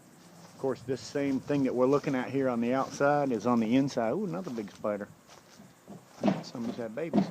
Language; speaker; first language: English; native; English